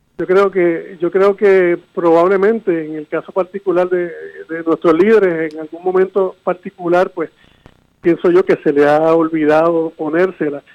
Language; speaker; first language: Spanish; native; Spanish